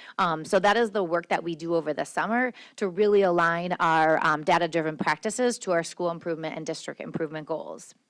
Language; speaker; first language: English; native; English